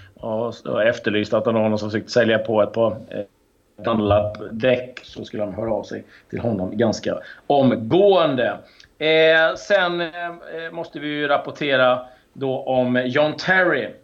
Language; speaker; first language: Swedish; native; Swedish